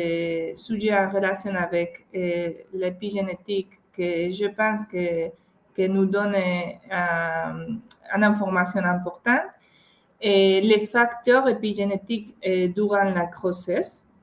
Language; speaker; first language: French; non-native, fluent; Spanish